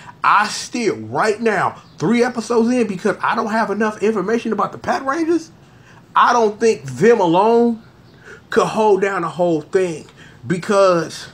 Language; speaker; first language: English; native; English